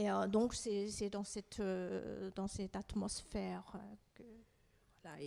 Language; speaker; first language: French; non-native, fluent; Chinese